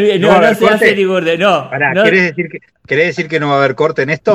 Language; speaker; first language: Spanish; native; Spanish